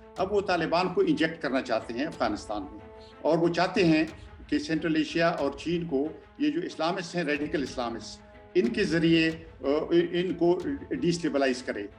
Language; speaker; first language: Urdu; non-native, local second language; Pashto